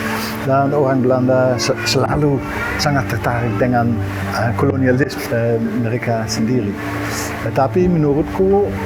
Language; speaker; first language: Indonesian; non-native, fluent; Dutch